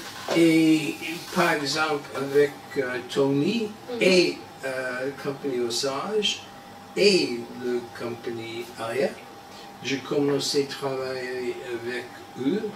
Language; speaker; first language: French; non-native, learner; English